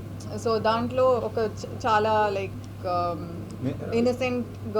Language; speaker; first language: Telugu; non-native, fluent; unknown